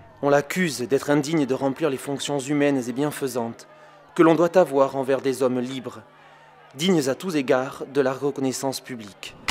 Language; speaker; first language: French; native; French